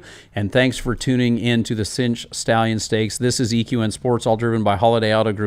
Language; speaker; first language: English; native; English